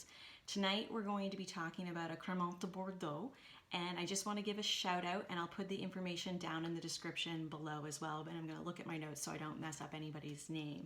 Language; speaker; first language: English; native; English